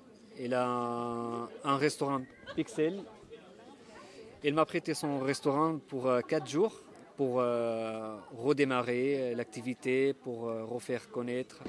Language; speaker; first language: French; non-native, fluent; Arabic